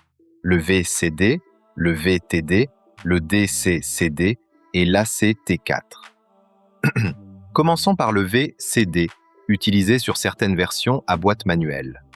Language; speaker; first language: French; native; French